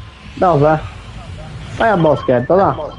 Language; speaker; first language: Italian; native; Italian